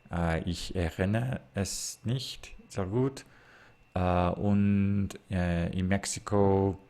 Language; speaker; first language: German; non-native, learner; English